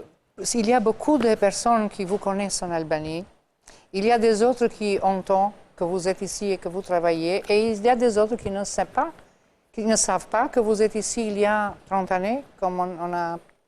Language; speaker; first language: French; non-native, fluent; Albanian